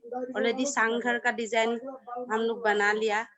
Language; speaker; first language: Hindi; non-native, local second language; Assamese